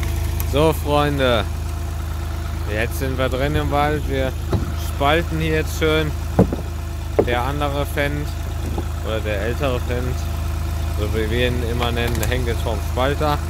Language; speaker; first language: German; native; German